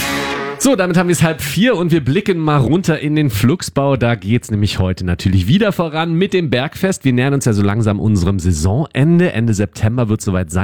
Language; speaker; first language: German; native; German